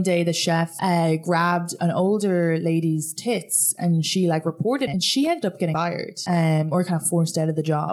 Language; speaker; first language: English; native; English